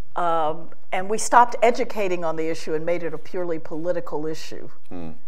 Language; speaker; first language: English; native; English